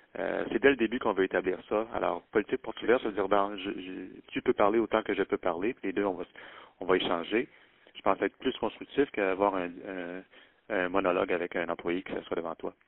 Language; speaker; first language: French; native; French